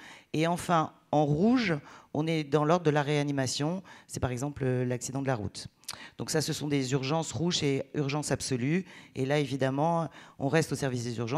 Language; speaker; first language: French; native; French